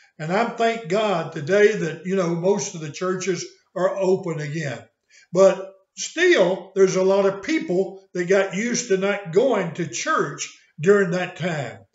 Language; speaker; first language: English; native; English